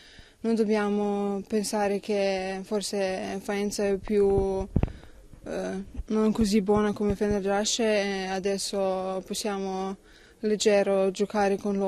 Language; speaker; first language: Italian; non-native, learner; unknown